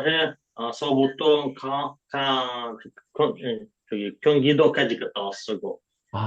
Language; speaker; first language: Korean; non-native, learner; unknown